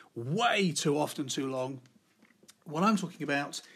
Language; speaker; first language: English; native; English